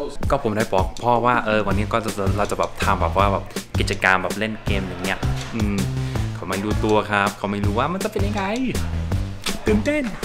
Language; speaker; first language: Thai; non-native, fluent; English